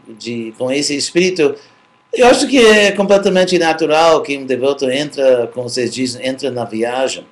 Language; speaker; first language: Portuguese; non-native, fluent; English